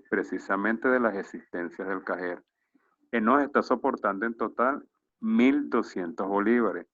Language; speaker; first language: Spanish; native; Spanish